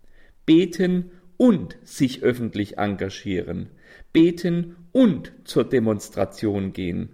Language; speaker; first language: German; native; German